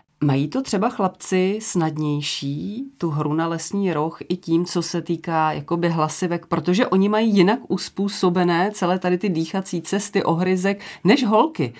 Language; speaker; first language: Czech; native; Czech